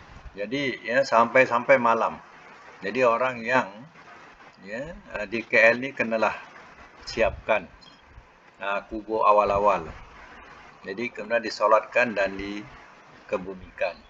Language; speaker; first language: Malay; native; Malay